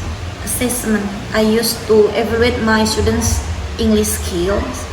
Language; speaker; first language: English; non-native, fluent; Indonesian